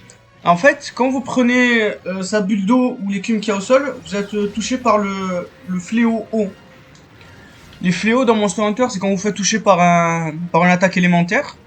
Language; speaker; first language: French; native; French